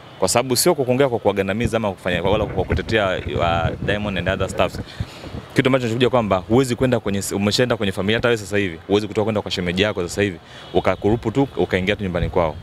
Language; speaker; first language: Swahili; native; Swahili